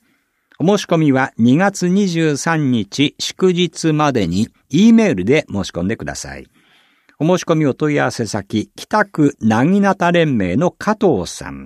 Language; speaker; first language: Japanese; native; Japanese